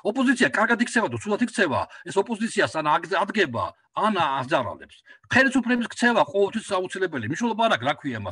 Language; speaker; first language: Georgian; native; Georgian